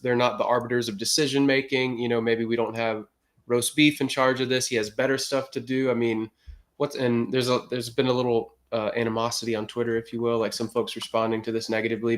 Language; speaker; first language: English; native; English